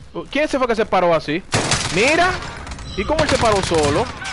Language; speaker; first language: Spanish; native; Spanish